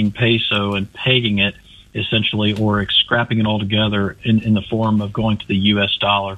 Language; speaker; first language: English; native; English